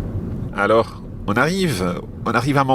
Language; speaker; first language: French; non-native, fluent; English